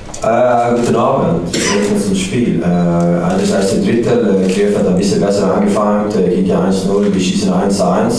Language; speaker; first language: German; non-native, learner; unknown